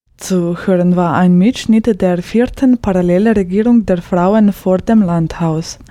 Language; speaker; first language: German; native; German